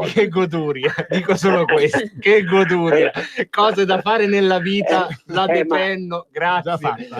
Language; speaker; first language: Italian; native; Italian